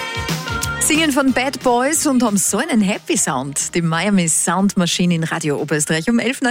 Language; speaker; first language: German; native; German